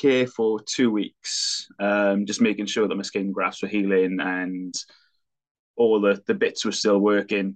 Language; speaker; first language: English; native; English